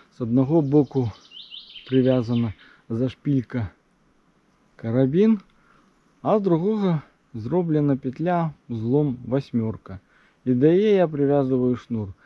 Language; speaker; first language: Belarusian; non-native, local second language; Russian